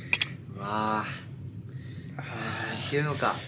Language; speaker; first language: Japanese; native; Japanese